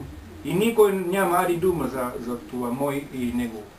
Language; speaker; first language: Bulgarian; non-native, learner; Finnish